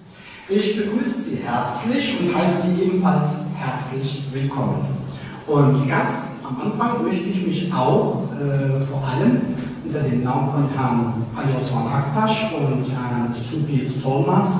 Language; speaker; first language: German; early bilingual, other home language; Turkish